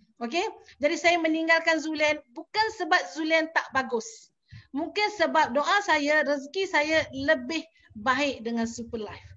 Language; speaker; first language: Malay; native; Malay